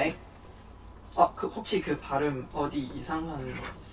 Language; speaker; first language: Korean; non-native, fluent; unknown